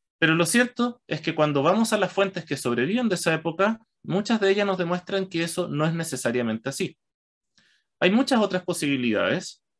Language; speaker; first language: Spanish; native; Spanish